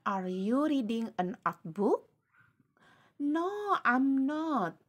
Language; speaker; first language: English; non-native, learner; Indonesian